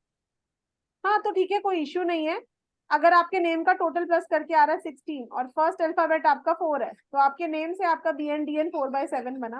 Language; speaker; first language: Hindi; native; Hindi